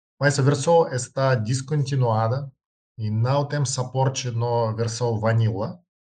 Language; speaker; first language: Portuguese; non-native, learner; Russian